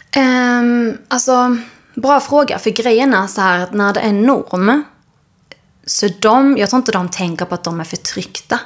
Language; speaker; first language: Swedish; early bilingual, other home language; Arabic